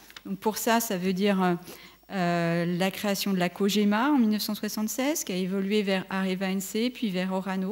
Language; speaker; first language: French; native; French